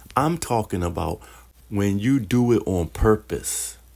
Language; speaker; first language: English; native; English